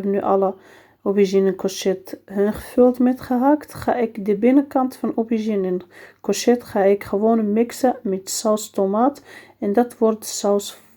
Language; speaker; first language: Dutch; non-native, learner; Arabic